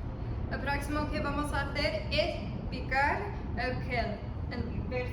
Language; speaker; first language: Spanish; early bilingual, heritage; Spanish